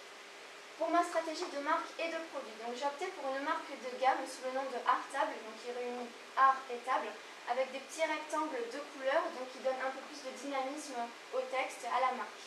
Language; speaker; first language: French; native; French